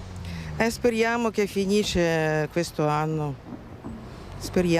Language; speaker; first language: Italian; non-native, learner; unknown